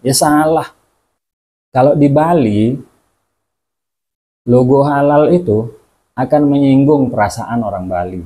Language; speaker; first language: Indonesian; native; Indonesian